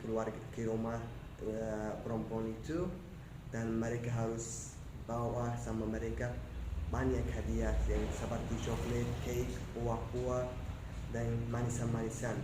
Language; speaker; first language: Indonesian; non-native, learner; Arabic